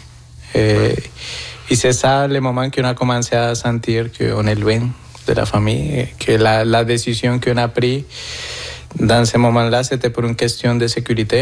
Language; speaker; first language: French; non-native, fluent; Spanish